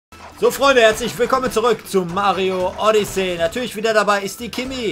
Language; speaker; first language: German; native; German